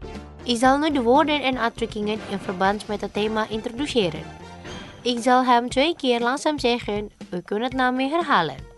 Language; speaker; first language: Dutch; non-native, learner; Indonesian